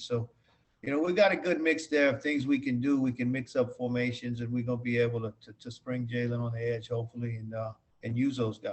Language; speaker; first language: English; native; English